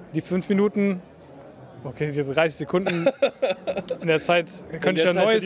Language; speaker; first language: German; native; German